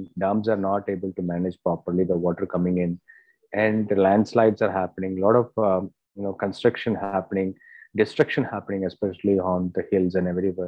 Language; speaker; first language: English; non-native, local second language; Malayalam